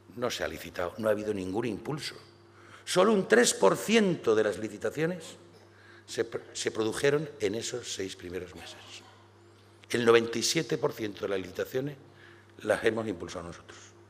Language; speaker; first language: Spanish; native; Spanish